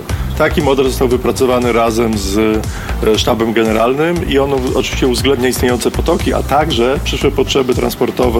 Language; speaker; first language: Polish; native; Polish